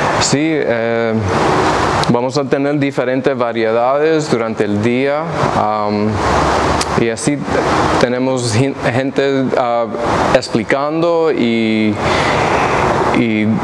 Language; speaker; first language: Spanish; early bilingual, heritage; English